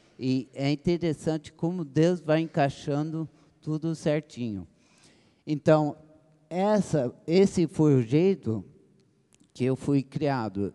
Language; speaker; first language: Portuguese; early bilingual, other home language; English